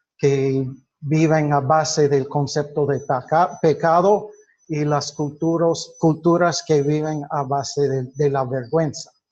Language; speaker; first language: Spanish; non-native, fluent; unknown